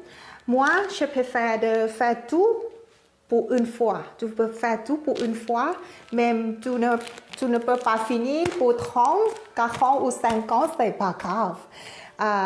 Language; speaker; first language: French; non-native, learner; Thai